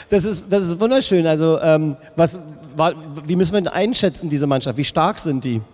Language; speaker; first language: German; native; German